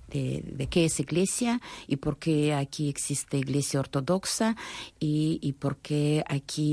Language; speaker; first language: Spanish; non-native, fluent; Russian